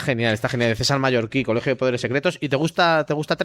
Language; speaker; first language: Spanish; native; Spanish